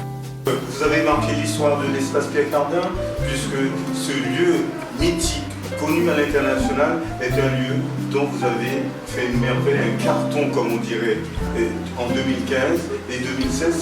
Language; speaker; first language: French; native; French